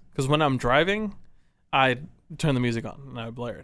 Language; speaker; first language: English; native; English